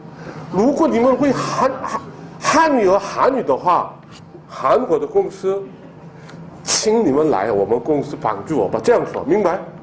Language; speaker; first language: Chinese; non-native, learner; Korean